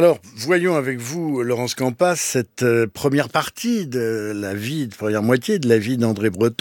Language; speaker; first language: French; native; French